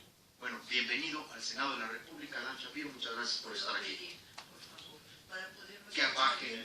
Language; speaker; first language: Spanish; native; Spanish